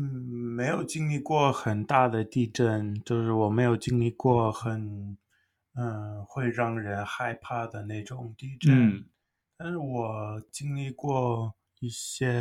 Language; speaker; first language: Chinese; non-native, fluent; English